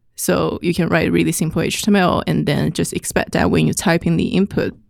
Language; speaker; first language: English; non-native, fluent; Chinese